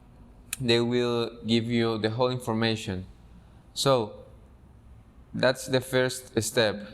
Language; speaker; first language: English; non-native, fluent; Spanish